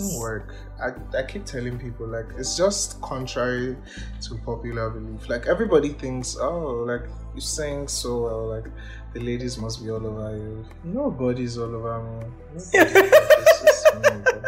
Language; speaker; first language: English; non-native, local second language; Yoruba